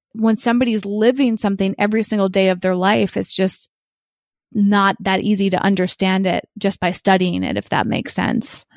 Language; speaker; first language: English; early bilingual, other home language; Ukrainian